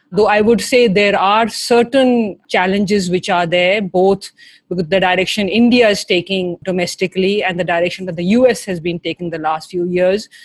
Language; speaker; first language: English; non-native, local second language; Hindi